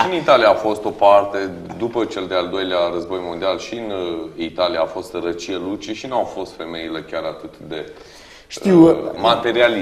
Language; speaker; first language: Romanian; native; Romanian